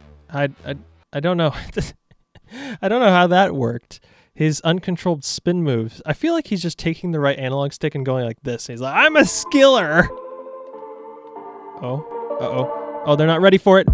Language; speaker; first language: English; native; English